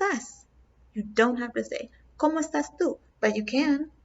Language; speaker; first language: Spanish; non-native, fluent; English